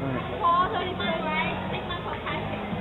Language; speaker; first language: English; non-native, learner; Vietnamese